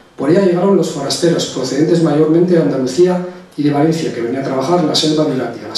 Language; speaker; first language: Spanish; non-native, local second language; Basque